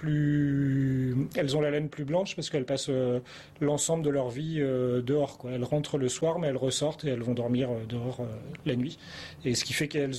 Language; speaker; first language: French; native; French